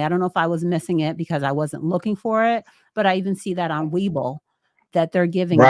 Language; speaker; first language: English; native; English